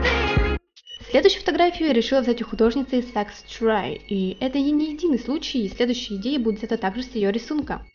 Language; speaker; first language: Russian; native; Russian